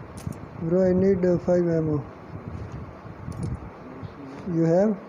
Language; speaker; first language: English; non-native, learner; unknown